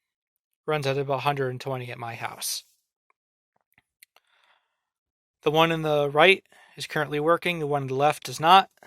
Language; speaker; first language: English; native; English